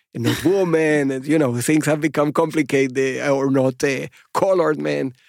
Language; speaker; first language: English; non-native, fluent; Spanish